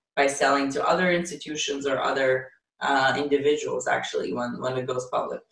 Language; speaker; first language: English; non-native, fluent; Ukrainian